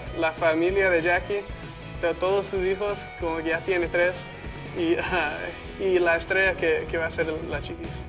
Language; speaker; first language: Spanish; early bilingual, heritage; Spanish